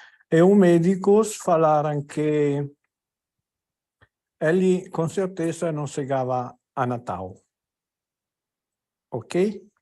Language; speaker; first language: Portuguese; non-native, learner; Italian